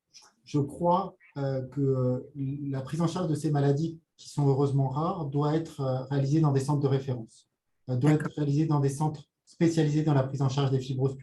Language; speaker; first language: French; native; French